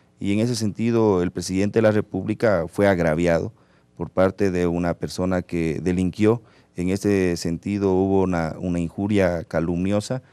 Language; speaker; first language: Spanish; native; Spanish